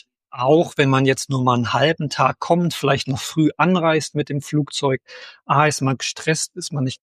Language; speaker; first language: German; native; German